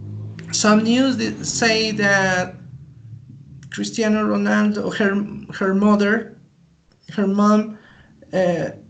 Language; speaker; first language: English; non-native, learner; Spanish